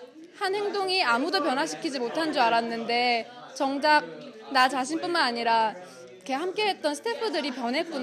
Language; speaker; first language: Korean; native; Korean